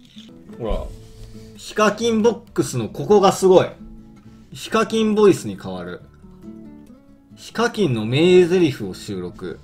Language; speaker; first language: Japanese; native; Japanese